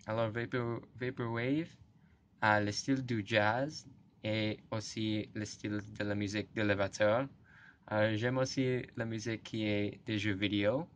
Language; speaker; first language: French; non-native, learner; English